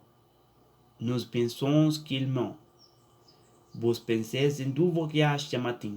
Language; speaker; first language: French; non-native, learner; Spanish